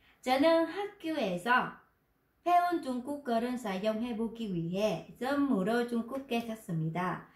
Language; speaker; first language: Korean; non-native, fluent; Vietnamese